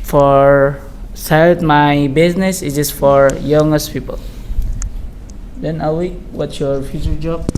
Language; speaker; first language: English; non-native, learner; Indonesian